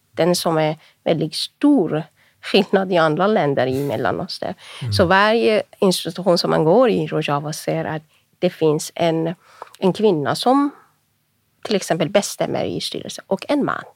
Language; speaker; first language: Swedish; non-native, fluent; Persian